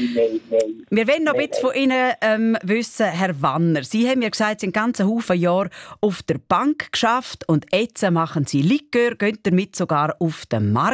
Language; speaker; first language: German; native; German